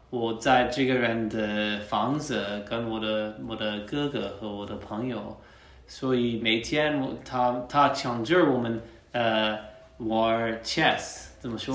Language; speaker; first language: Chinese; non-native, learner; English